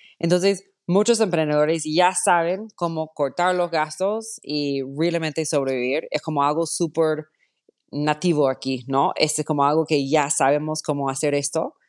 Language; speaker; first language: Spanish; non-native, fluent; English